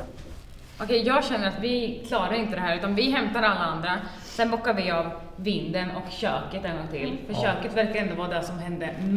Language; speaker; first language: Swedish; native; Swedish